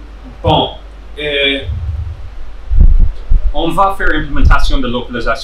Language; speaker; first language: French; non-native, fluent; English